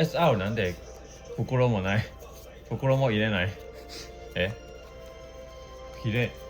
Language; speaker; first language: Japanese; non-native, learner; Cantonese